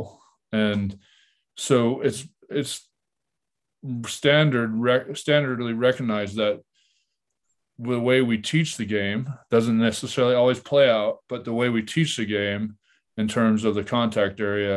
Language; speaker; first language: English; native; English